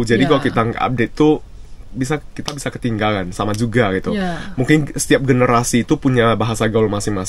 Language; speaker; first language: Indonesian; native; Indonesian